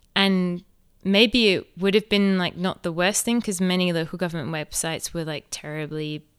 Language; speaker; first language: English; native; English